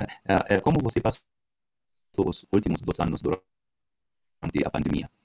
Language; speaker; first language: Portuguese; non-native, learner; Arabic